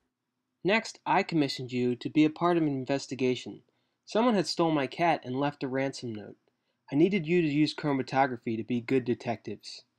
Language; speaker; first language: English; native; English